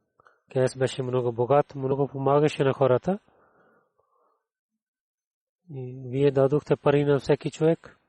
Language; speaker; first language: Bulgarian; non-native, learner; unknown